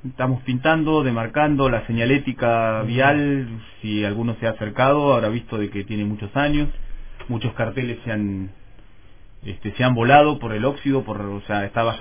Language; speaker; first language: Spanish; native; Spanish